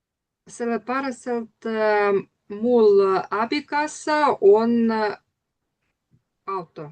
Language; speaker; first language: Estonian; non-native, learner; Russian